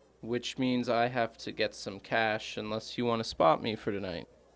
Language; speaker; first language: English; native; English